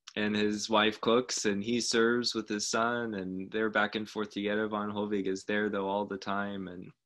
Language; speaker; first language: English; native; English